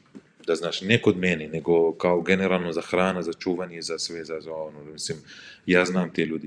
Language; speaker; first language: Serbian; non-native, learner; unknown